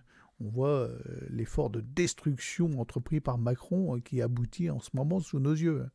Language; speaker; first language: French; native; French